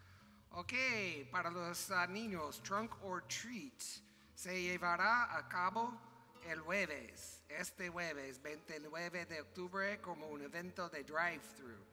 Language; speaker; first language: Spanish; non-native, learner; English